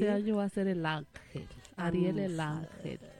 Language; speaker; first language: Spanish; native; Spanish